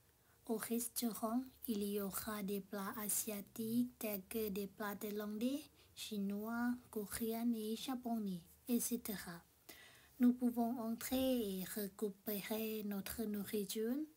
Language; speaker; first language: French; non-native, learner; Thai